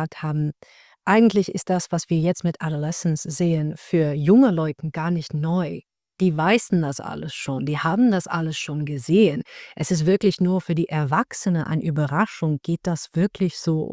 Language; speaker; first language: German; non-native, learner; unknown